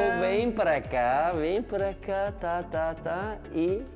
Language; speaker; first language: Portuguese; non-native, learner; Turkish